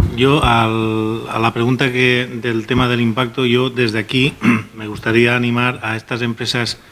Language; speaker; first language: Spanish; non-native, local second language; Catalan